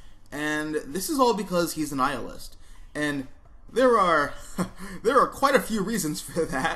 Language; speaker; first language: English; native; English